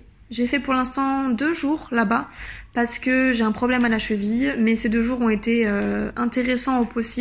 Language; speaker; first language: French; native; French